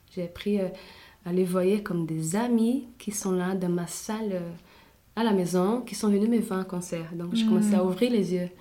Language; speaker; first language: French; non-native, fluent; Portuguese